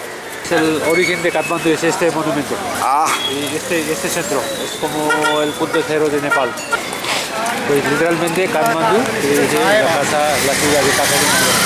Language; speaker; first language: Spanish; non-native, fluent; Nepali